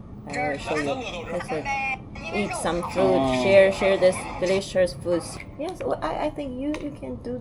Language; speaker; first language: English; non-native, learner; Chinese